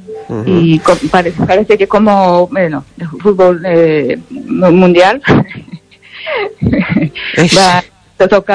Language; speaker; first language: Spanish; non-native, learner; Japanese